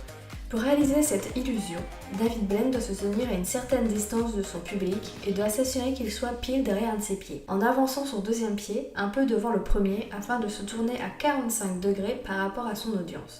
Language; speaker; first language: French; native; French